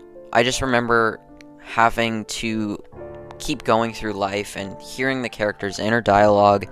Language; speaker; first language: English; native; English